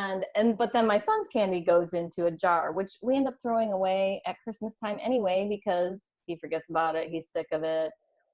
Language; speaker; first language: English; native; English